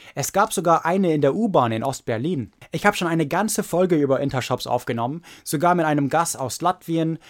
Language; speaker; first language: German; non-native, fluent; English